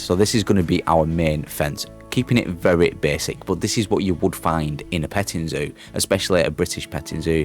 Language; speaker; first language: English; native; English